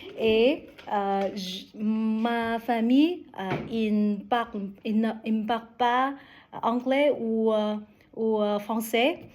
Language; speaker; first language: French; non-native, learner; Vietnamese